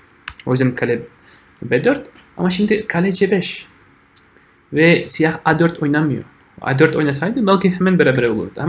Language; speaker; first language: Turkish; non-native, fluent; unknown